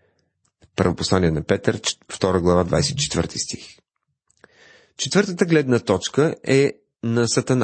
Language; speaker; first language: Bulgarian; native; Bulgarian